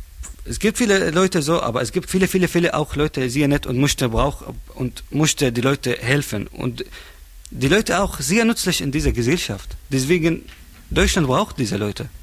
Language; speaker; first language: German; non-native, learner; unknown